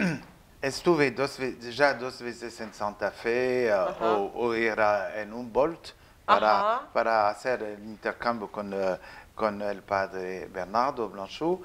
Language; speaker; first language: Spanish; non-native, learner; French